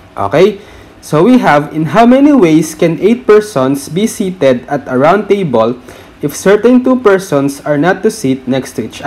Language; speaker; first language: English; non-native, local second language; Filipino